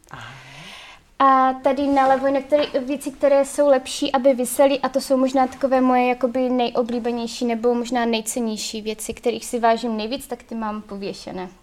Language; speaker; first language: Czech; native; Czech